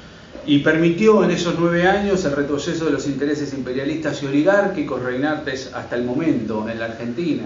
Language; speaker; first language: Spanish; native; Spanish